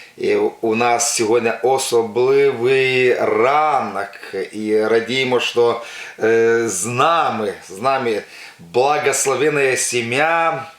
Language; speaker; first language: Ukrainian; non-native, local second language; Russian